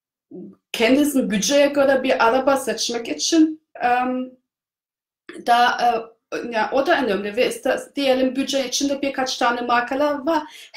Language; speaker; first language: Turkish; non-native, fluent; German